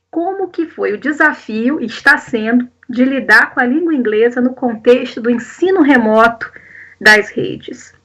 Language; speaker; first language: Portuguese; native; Portuguese